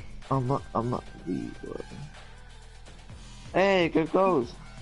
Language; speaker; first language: English; non-native, learner; French